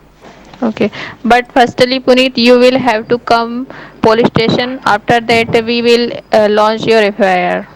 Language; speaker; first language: English; non-native, learner; Hindi